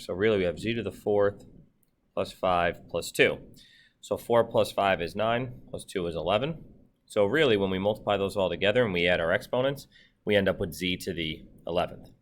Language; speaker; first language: English; native; English